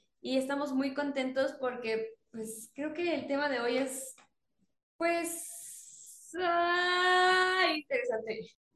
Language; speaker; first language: Spanish; native; Spanish